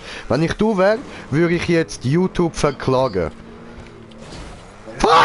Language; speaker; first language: German; native; German